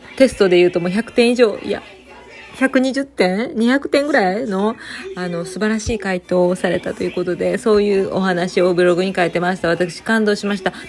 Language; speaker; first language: Japanese; native; Japanese